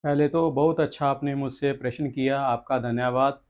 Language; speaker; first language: Hindi; non-native, local second language; Punjabi